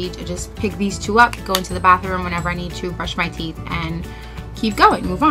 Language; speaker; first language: English; native; English